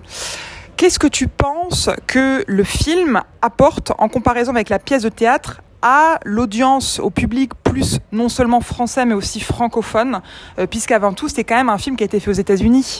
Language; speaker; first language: French; native; French